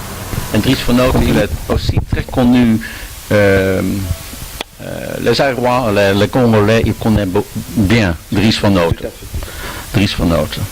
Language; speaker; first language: French; non-native, learner; Dutch